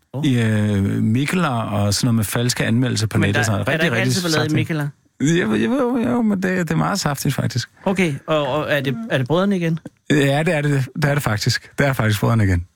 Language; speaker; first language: Danish; non-native, fluent; English